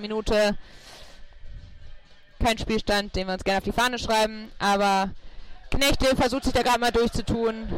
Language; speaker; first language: German; native; German